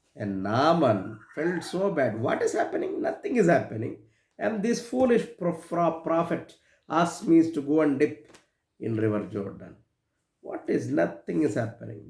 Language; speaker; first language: English; non-native, local second language; Telugu